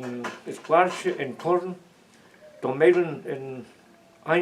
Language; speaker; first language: English; non-native, learner; Spanish